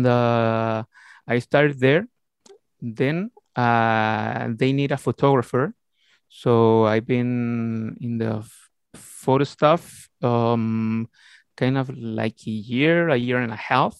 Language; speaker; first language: English; non-native, learner; Spanish